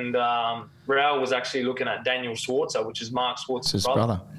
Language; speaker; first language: English; native; English